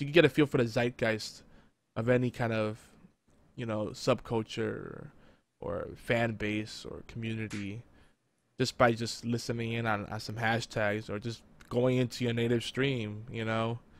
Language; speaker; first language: English; native; English